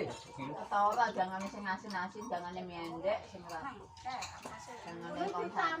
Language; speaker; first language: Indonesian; non-native, local second language; Javanese